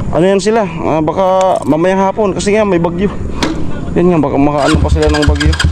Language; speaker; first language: Filipino; non-native, local second language; Bikol